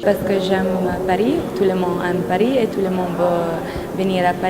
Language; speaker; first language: French; non-native, fluent; Italian